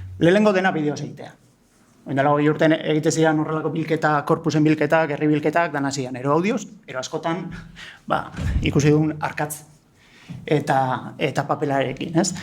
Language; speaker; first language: Basque; native; Basque